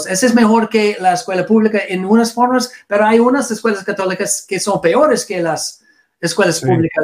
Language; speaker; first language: Spanish; non-native, learner; English